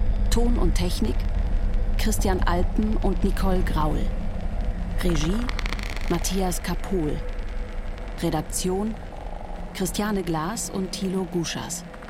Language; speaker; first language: German; native; German